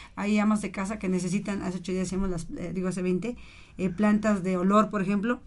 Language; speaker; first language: Spanish; native; Spanish